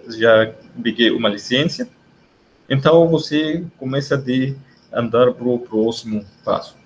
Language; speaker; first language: Portuguese; non-native, fluent; Arabic